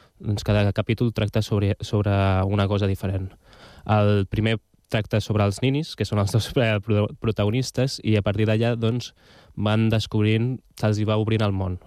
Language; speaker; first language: Catalan; non-native, local second language; Spanish